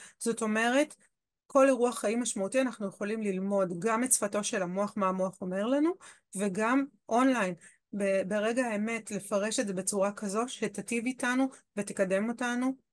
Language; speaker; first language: Hebrew; native; Hebrew